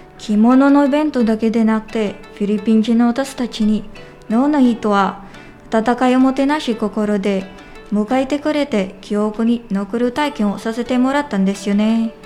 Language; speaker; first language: Japanese; non-native, learner; Filipino